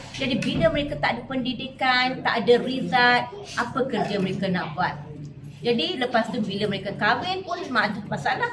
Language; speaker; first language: Malay; non-native, local second language; Tamil